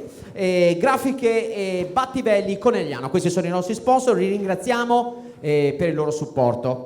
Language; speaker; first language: Italian; native; Italian